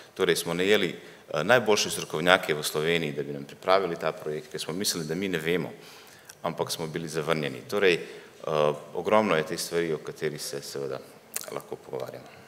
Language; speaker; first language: Slovenian; early bilingual, other home language; Bosnian